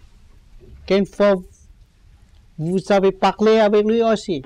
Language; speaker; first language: French; non-native, learner; Vietnamese